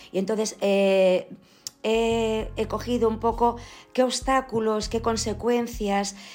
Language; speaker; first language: Spanish; native; Spanish